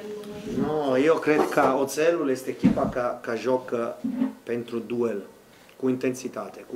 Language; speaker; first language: Romanian; non-native, learner; Italian